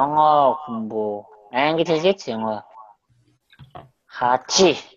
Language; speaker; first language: Korean; non-native, fluent; Mongolian